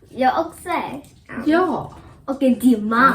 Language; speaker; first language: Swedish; early bilingual, other home language; Thai